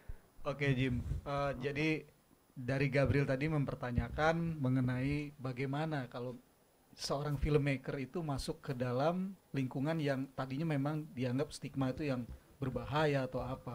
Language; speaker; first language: Indonesian; native; Indonesian